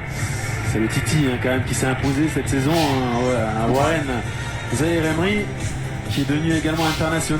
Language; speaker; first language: French; native; French